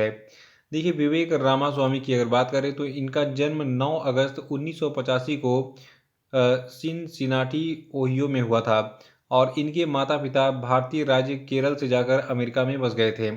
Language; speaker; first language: Hindi; native; Hindi